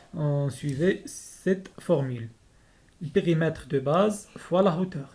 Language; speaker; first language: French; non-native, local second language; Arabic